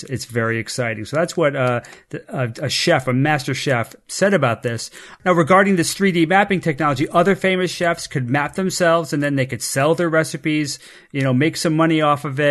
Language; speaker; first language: English; native; English